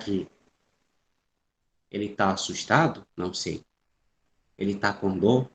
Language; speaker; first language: Portuguese; non-native, local second language; Upper Guinea Crioulo